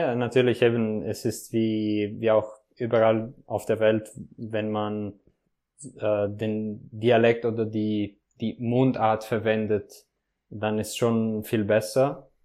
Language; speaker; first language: German; non-native, fluent; Italian